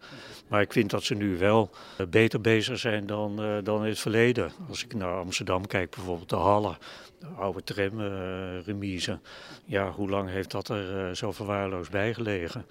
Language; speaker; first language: Dutch; native; Dutch